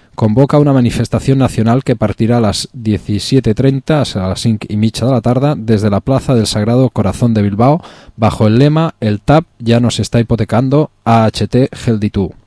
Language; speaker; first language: Spanish; native; Spanish